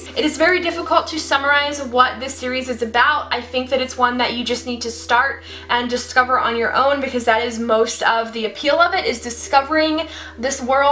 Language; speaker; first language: English; native; English